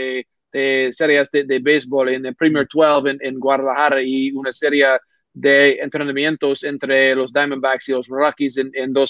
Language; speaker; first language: Spanish; non-native, learner; English